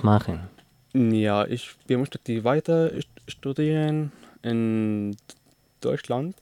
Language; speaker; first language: German; non-native, learner; Arabic